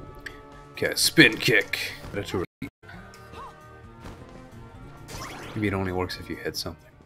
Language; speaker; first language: English; native; English